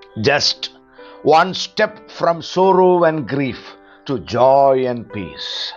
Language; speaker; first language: English; non-native, local second language; Malayalam